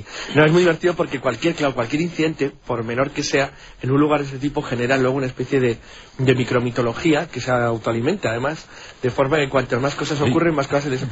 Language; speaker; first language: Spanish; native; Spanish